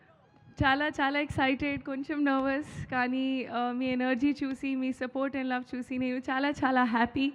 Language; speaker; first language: Telugu; non-native, learner; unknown